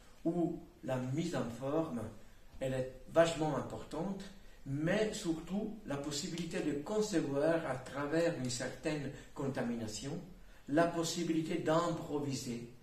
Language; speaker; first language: French; non-native, fluent; Italian